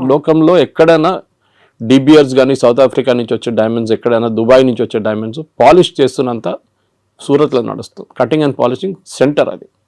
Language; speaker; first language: Telugu; non-native, local second language; Malayalam